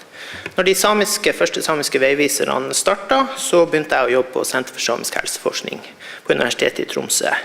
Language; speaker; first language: Norwegian; native; Norwegian